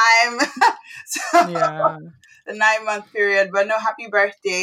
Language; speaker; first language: English; non-native, local second language; Yoruba